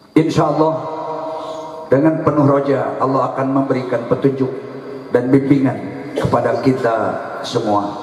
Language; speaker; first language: Indonesian; non-native, local second language; Sundanese